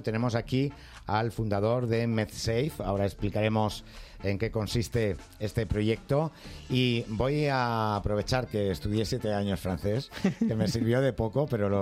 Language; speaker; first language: Spanish; native; Spanish